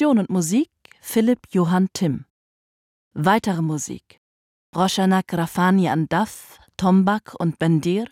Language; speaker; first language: German; native; German